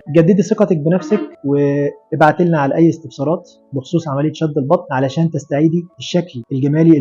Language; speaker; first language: Arabic; native; Arabic